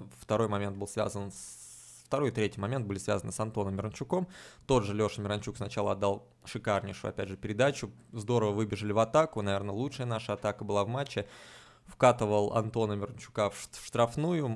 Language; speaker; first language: Russian; native; Russian